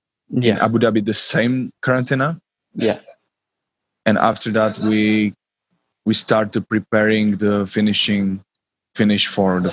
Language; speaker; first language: English; non-native, learner; Czech